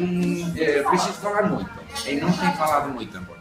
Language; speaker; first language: Portuguese; non-native, learner; English